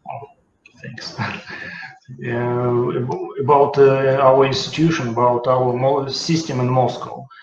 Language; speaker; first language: English; non-native, learner; Russian